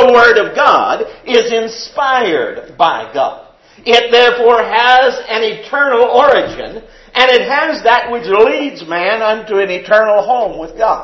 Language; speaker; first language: English; native; English